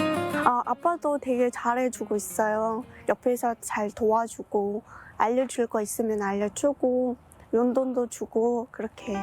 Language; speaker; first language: Korean; non-native, fluent; Mongolian